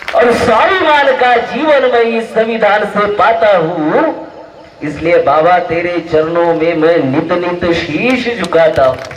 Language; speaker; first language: Hindi; non-native, local second language; Marathi